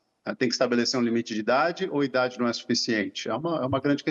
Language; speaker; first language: Portuguese; native; Portuguese